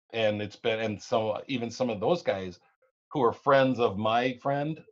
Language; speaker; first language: English; native; English